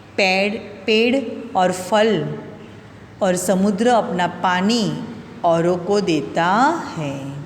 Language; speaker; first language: Hindi; non-native, local second language; Gujarati